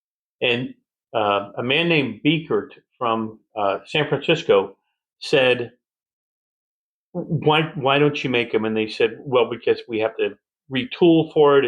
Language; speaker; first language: English; native; English